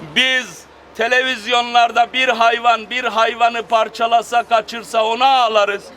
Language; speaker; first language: Turkish; native; Turkish